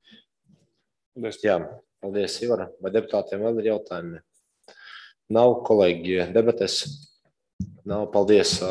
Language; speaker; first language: Latvian; non-native, local second language; Russian